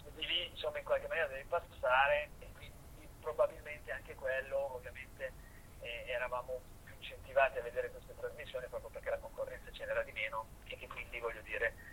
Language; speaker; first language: Italian; native; Italian